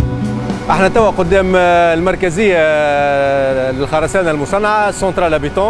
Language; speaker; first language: Arabic; native; Arabic